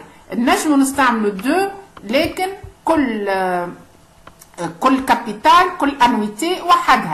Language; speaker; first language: Arabic; native; Arabic